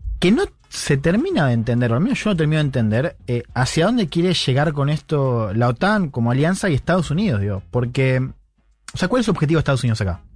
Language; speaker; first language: Spanish; native; Spanish